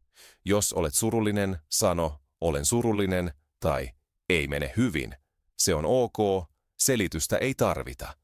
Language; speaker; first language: Finnish; non-native, fluent; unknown